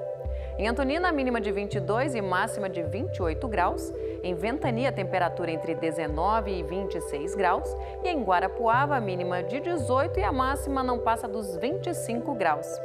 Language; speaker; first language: Portuguese; native; Portuguese